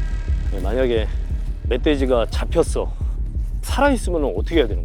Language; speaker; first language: Korean; native; Korean